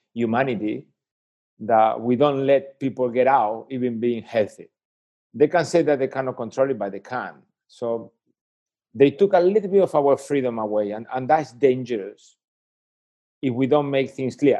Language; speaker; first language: English; non-native, fluent; Spanish